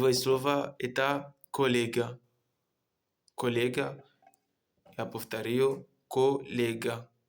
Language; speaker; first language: Russian; non-native, learner; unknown